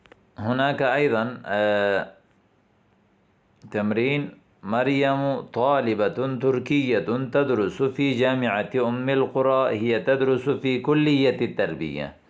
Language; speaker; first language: Arabic; non-native, fluent; Urdu